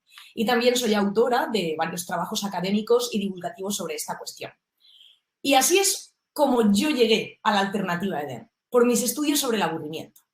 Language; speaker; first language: Spanish; native; Spanish